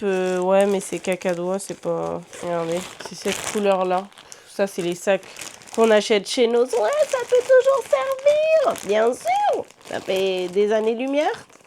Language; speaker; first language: French; native; French